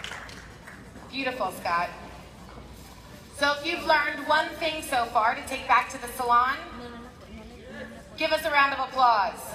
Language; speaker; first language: English; native; English